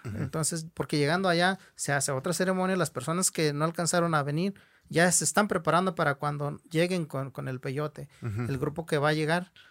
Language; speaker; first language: Spanish; non-native, local second language; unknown